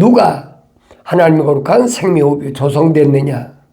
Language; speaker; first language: Korean; native; Korean